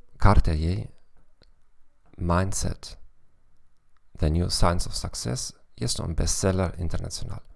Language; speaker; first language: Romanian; non-native, fluent; German